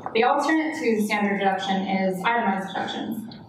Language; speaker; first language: English; native; English